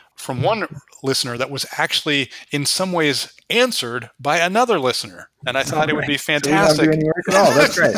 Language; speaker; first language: English; native; English